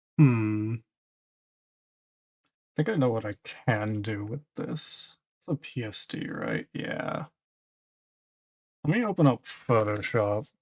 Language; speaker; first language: English; native; English